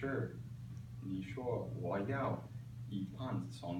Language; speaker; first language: Chinese; non-native, learner; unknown